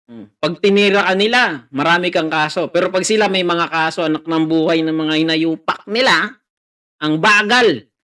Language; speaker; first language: Filipino; native; Filipino